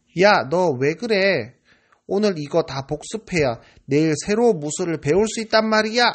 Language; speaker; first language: Korean; native; Korean